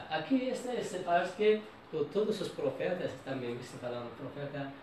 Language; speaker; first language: Portuguese; non-native, learner; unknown